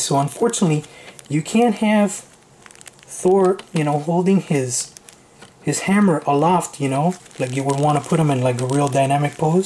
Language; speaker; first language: English; native; English